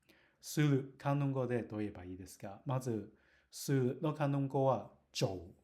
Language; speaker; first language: Japanese; non-native, learner; Cantonese